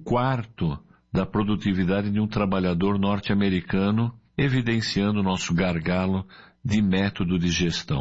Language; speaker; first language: Portuguese; native; Portuguese